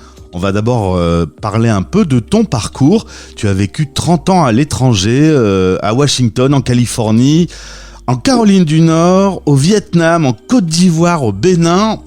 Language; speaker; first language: French; native; French